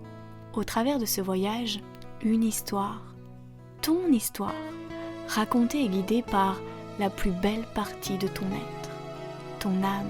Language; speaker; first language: French; native; French